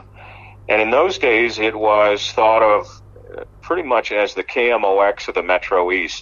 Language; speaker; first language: English; native; English